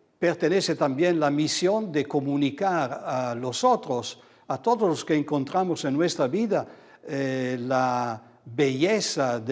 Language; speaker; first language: Spanish; non-native, fluent; Italian